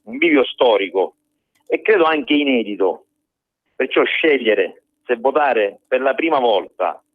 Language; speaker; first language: Italian; native; Italian